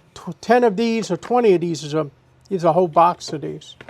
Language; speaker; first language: English; native; English